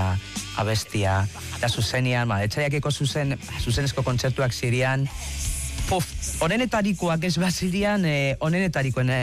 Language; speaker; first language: Basque; native; Basque